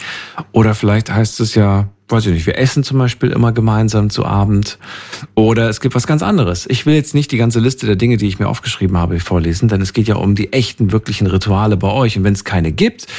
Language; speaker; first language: German; native; German